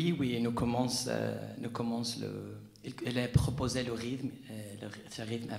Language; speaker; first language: French; non-native, learner; Arabic